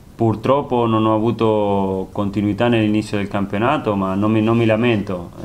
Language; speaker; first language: Italian; non-native, fluent; Spanish